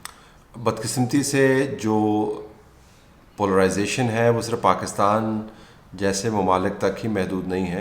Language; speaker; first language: Urdu; native; Urdu